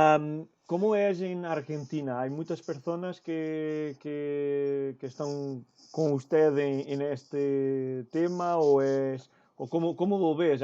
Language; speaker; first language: Spanish; non-native, fluent; Portuguese